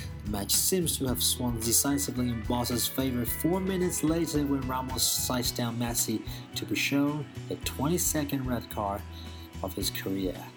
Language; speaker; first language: English; non-native, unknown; Chinese